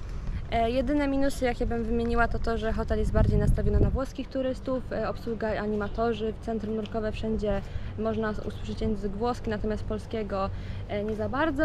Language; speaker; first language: Polish; native; Polish